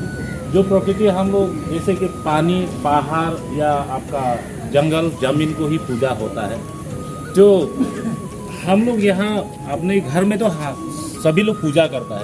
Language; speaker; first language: Hindi; non-native, local second language; Karbi